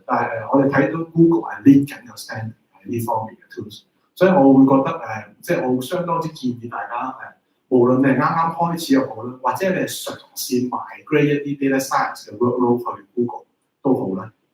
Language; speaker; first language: Chinese; native; Chinese